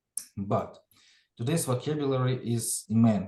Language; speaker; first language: English; non-native, fluent; Ukrainian